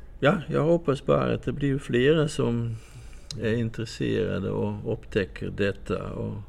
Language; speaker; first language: Swedish; non-native, fluent; Dutch